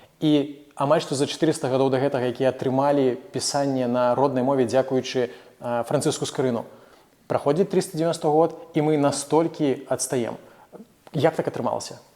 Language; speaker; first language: Belarusian; non-native, local second language; Russian